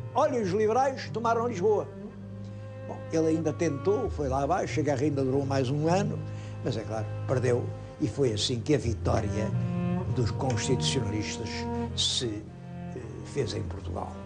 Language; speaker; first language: Portuguese; native; Portuguese